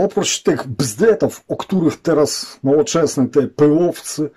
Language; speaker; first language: Polish; non-native, fluent; Ukrainian